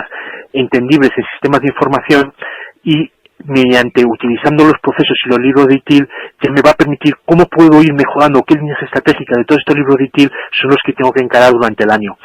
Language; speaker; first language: Spanish; native; Spanish